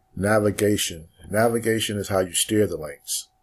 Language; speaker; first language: English; native; English